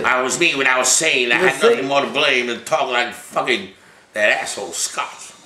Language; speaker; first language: English; native; English